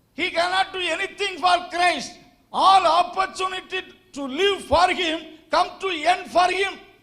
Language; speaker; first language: English; non-native, local second language; Tamil